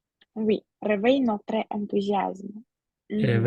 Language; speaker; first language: French; non-native, fluent; Russian